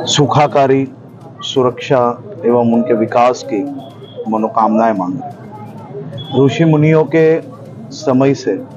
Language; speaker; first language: Hindi; non-native, local second language; Gujarati